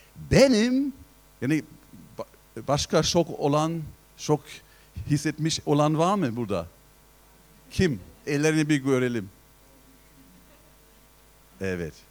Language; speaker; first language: Turkish; non-native, fluent; German